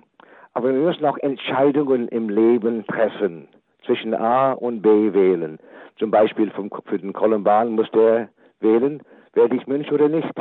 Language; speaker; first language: German; non-native, fluent; English